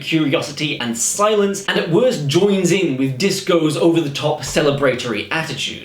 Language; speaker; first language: English; native; English